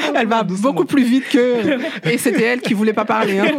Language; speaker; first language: French; native; French